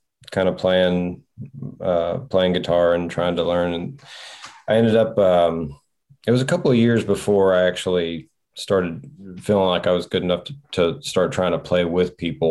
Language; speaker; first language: English; native; English